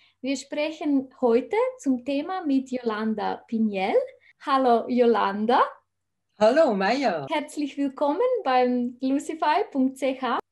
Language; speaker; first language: German; non-native, fluent; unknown